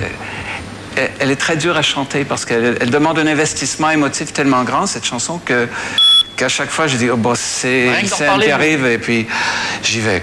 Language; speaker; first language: French; native; French